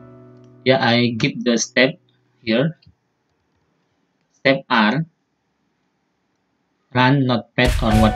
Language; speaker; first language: English; non-native, learner; Indonesian